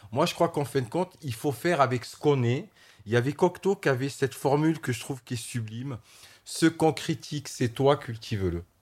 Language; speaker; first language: French; native; French